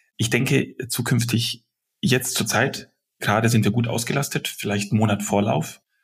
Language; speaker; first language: German; early bilingual, other home language; Serbian